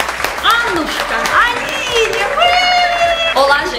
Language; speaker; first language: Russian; native; Russian